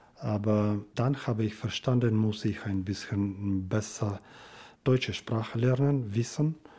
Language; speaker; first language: German; non-native, learner; Ukrainian